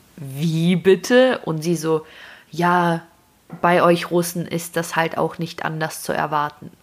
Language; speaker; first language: German; early bilingual, other home language; Russian